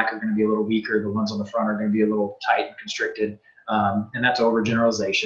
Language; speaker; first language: English; native; English